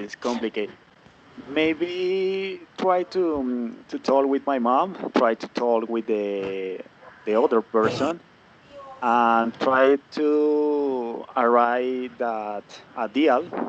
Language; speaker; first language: English; non-native, learner; Spanish